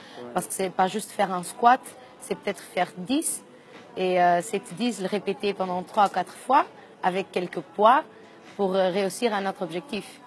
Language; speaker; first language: French; non-native, fluent; Portuguese